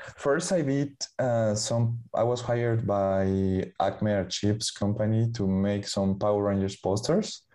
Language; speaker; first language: English; non-native, fluent; Spanish